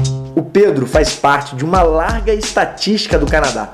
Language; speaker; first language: Portuguese; native; Portuguese